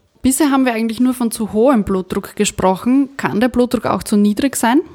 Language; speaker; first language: German; native; German